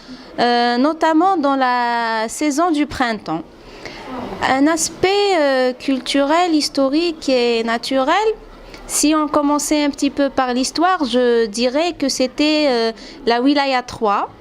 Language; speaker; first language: French; non-native, local second language; Kabyle